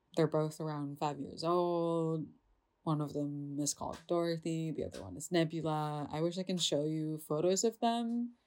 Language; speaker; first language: English; non-native, fluent; Indonesian